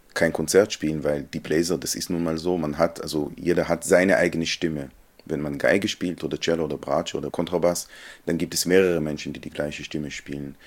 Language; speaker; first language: German; non-native, fluent; Hebrew